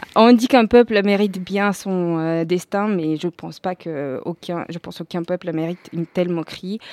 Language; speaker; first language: French; non-native, fluent; Spanish